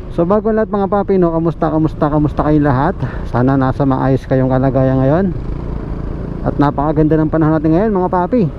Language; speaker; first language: Filipino; native; Filipino